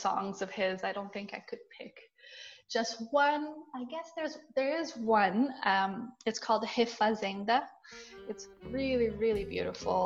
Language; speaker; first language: English; early bilingual, other home language; Portuguese